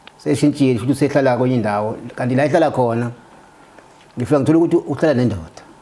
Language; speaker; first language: Zulu; native; Zulu